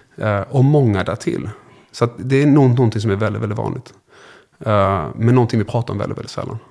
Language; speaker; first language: Swedish; native; Swedish